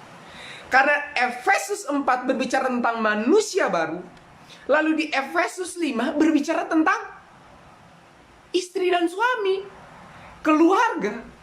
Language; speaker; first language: Indonesian; native; Indonesian